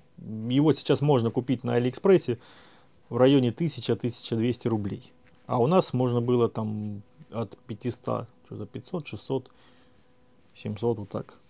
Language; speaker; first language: Russian; native; Russian